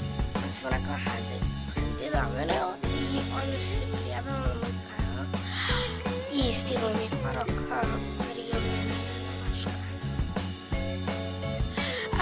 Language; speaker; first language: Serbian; early bilingual, heritage; Serbian